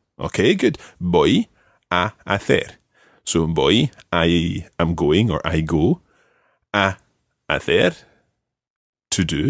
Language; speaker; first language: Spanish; non-native, fluent; English